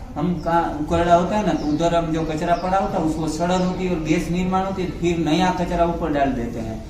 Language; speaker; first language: Hindi; non-native, local second language; Gujarati